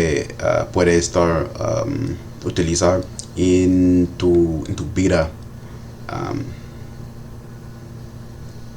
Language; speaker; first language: Spanish; non-native, learner; English